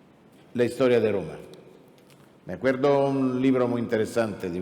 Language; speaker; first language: Spanish; non-native, fluent; Italian